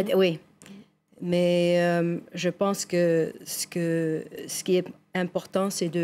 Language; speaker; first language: French; non-native, local second language; English